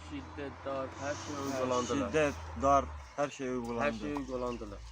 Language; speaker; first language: Turkish; non-native, fluent; Arabic